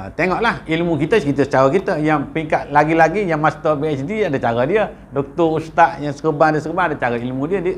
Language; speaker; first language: Malay; native; Malay